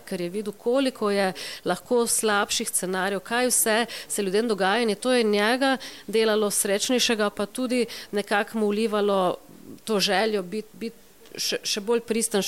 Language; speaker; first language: Slovenian; native; Slovenian